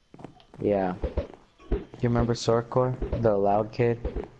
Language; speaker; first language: English; native; English